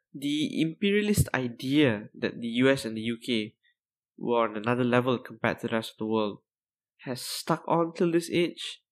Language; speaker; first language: English; non-native, local second language; Tamil